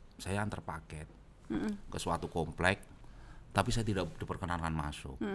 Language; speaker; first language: Indonesian; native; Indonesian